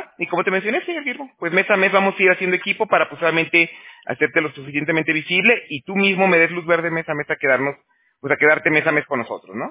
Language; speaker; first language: Spanish; native; Spanish